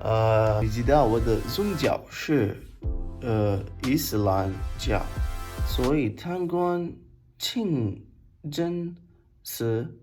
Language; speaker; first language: Chinese; non-native, learner; English